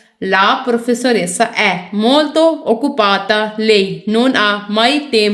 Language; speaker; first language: Italian; non-native, fluent; Urdu